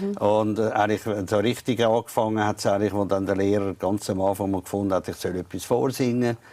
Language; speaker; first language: German; native; German